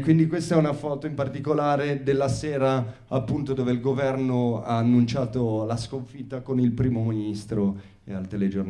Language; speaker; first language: Italian; native; Italian